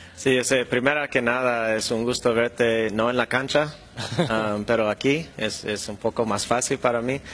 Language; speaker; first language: Spanish; non-native, fluent; English